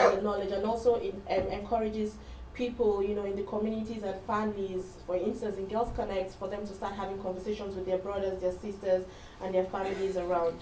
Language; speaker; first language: English; non-native, local second language; Hausa